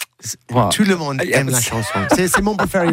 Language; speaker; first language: French; non-native, learner; English